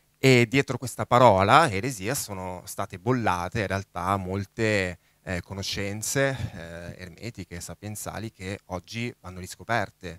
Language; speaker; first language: Italian; native; Italian